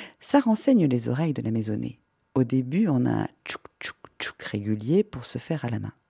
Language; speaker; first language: French; native; French